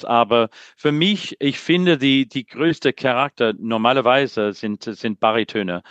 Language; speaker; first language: German; non-native, learner; English